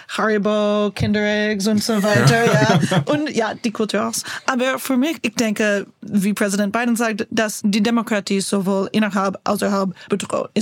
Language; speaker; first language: German; non-native, learner; English